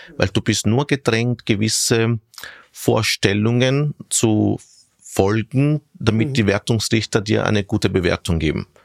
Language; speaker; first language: German; non-native, fluent; Italian